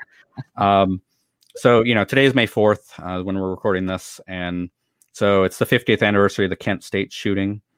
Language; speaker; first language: English; native; English